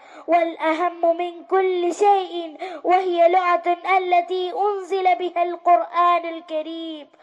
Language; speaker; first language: Arabic; non-native, learner; Malayalam